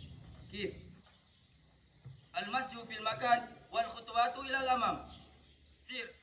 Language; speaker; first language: Arabic; non-native, learner; Indonesian